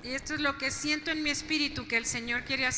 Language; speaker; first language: Spanish; native; Spanish